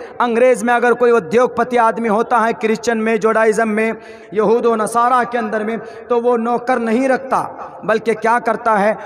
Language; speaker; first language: Urdu; native; Urdu